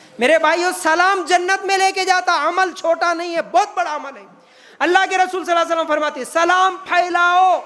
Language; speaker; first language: Hindi; non-native, local second language; Urdu